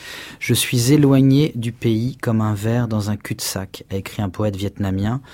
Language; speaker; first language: French; native; French